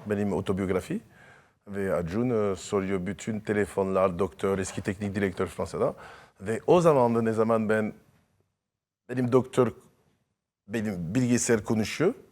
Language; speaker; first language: Turkish; non-native, learner; French